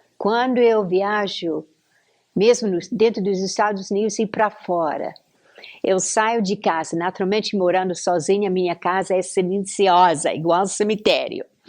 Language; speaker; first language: Portuguese; non-native, fluent; English